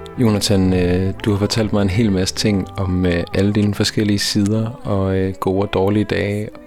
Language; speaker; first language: Danish; native; Danish